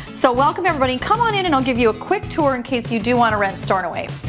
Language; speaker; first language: English; native; English